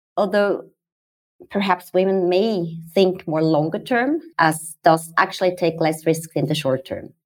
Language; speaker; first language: English; non-native, fluent; German